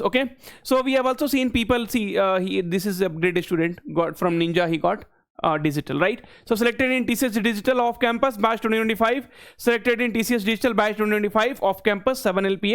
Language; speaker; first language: English; non-native, local second language; Hindi